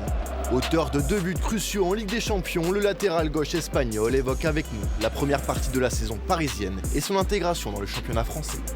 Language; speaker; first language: French; native; French